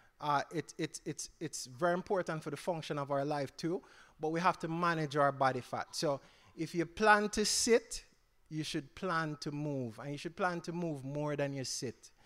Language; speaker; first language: English; native; English